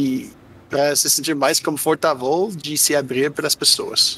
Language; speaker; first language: Portuguese; non-native, fluent; French